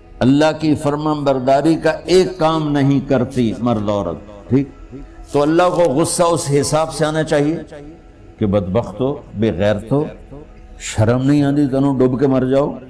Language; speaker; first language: Urdu; non-native, local second language; Punjabi